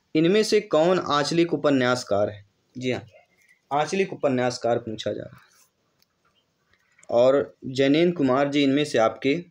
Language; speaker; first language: Hindi; native; Hindi